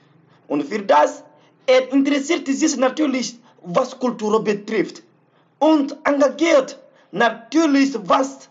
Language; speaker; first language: German; non-native, learner; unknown